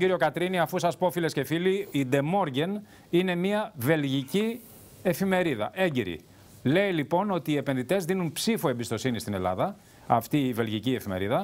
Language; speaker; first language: Greek; native; Greek